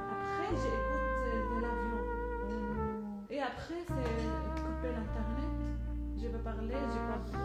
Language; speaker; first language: French; non-native, learner; Arabic